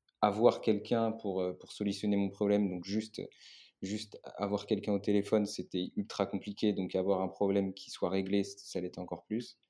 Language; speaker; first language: French; native; French